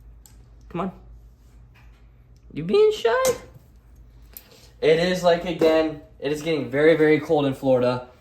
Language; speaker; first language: English; native; English